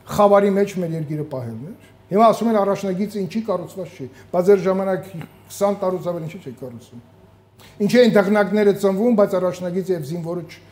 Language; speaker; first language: Armenian; native; Armenian